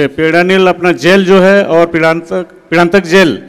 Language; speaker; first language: Hindi; non-native, local second language; Odia